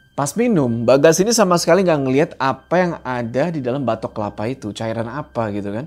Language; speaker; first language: Indonesian; native; Indonesian